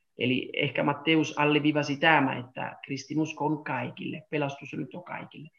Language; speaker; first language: Finnish; non-native, fluent; Italian